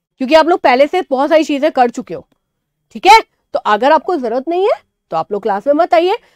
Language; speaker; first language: Hindi; native; Hindi